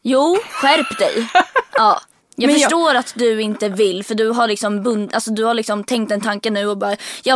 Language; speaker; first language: Swedish; native; Swedish